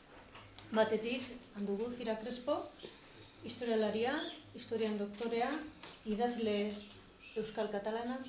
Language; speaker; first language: Basque; native; Basque